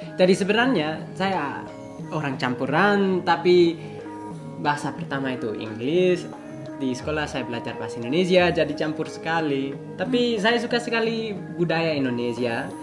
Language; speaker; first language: Indonesian; early bilingual, heritage; English